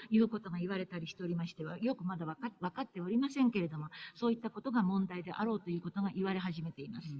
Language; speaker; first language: Japanese; native; Japanese